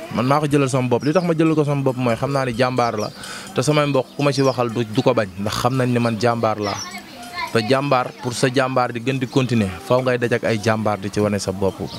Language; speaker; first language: Wolof; native; Wolof